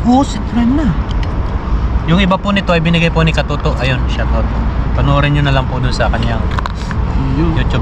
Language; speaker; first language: Filipino; native; Filipino